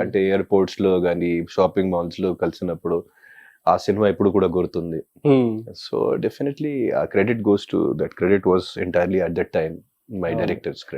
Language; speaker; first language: Telugu; non-native, local second language; Hindi